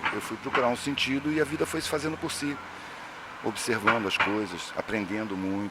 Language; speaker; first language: Portuguese; native; Portuguese